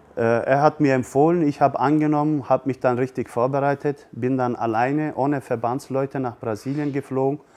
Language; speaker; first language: German; early bilingual, other home language; Turkish